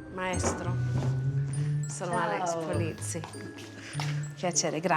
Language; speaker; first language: Italian; early bilingual, heritage; English